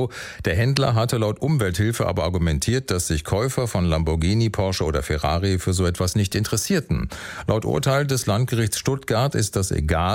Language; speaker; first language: German; native; German